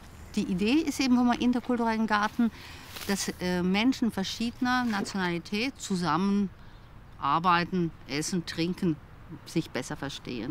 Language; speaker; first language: German; native; German